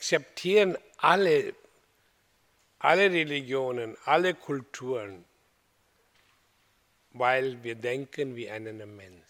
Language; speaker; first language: German; non-native, learner; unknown